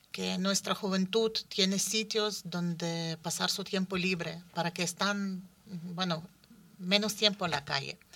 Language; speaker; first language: Spanish; non-native, fluent; Ukrainian